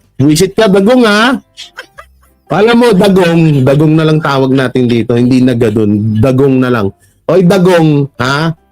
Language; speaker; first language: Filipino; non-native, local second language; Hiligaynon